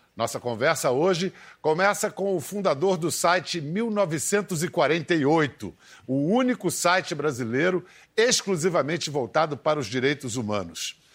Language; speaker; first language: Portuguese; native; Portuguese